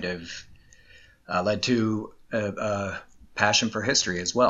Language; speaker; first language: English; native; English